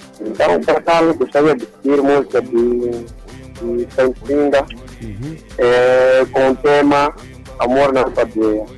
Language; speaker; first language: Portuguese; non-native, local second language; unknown